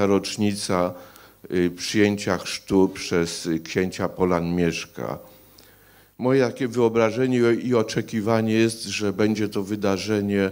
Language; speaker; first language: Polish; native; Polish